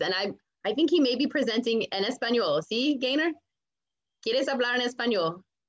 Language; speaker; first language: Spanish; non-native, fluent; English